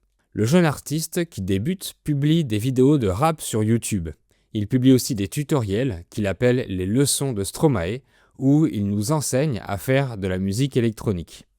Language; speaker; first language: French; native; French